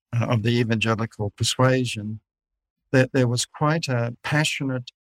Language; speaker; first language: English; native; English